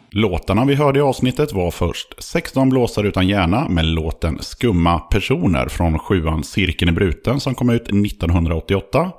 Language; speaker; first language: Swedish; native; Swedish